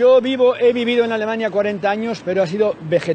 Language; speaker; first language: Spanish; native; Spanish